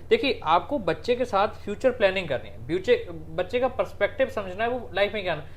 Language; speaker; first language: Hindi; non-native, local second language; Punjabi